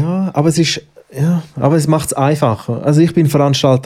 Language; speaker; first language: German; native; German